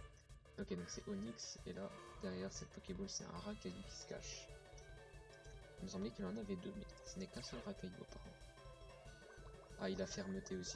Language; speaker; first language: French; native; French